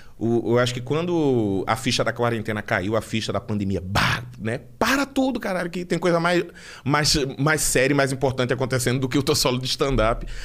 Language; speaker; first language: Portuguese; native; Portuguese